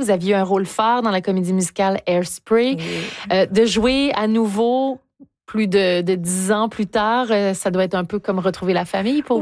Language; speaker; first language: French; native; French